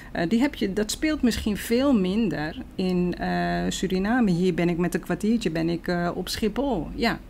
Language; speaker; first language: Dutch; native; Dutch